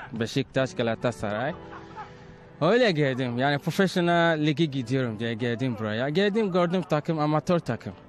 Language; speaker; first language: Turkish; non-native, fluent; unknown